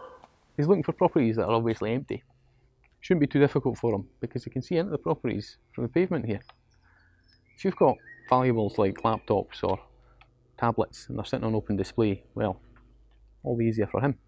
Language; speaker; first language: English; native; English